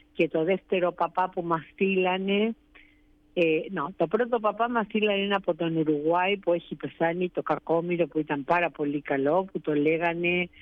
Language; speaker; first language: Greek; early bilingual, heritage; Greek